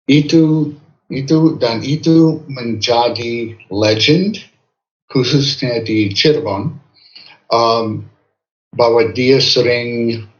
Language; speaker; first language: Indonesian; non-native, fluent; English